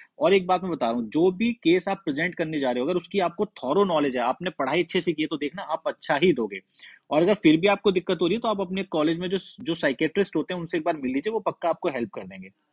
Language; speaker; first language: Hindi; native; Hindi